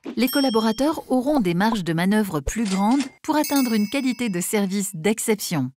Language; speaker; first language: French; native; French